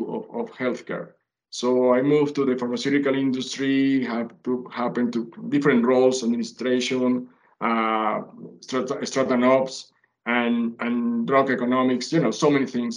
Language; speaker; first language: English; non-native, fluent; Spanish